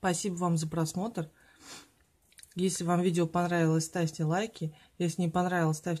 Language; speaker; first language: Russian; native; Russian